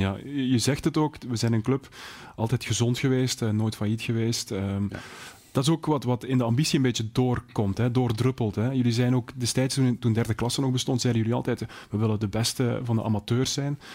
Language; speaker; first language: Dutch; native; Dutch